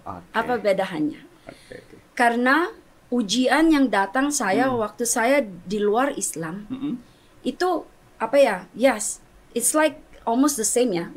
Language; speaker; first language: Indonesian; non-native, fluent; German